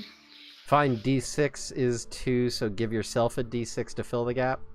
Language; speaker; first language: English; native; English